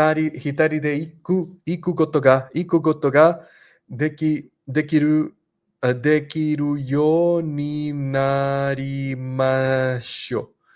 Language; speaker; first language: Japanese; non-native, learner; Spanish